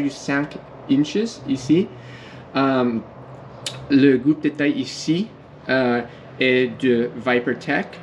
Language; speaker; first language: French; non-native, learner; English